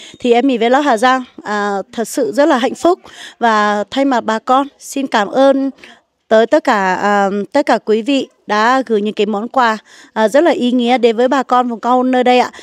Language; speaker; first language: Vietnamese; non-native, local second language; Hmong